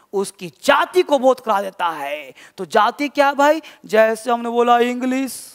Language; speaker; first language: Hindi; native; Hindi